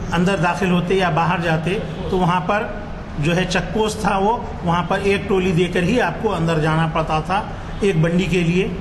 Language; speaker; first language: Urdu; native; Urdu